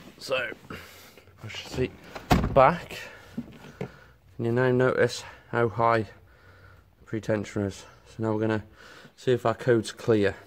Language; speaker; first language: English; native; English